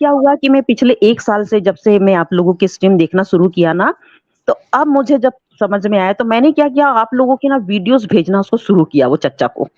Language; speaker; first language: Hindi; native; Hindi